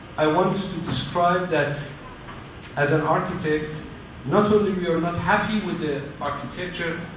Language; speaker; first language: English; non-native, fluent; Persian